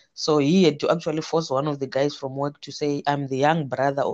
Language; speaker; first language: English; non-native, local second language; Shona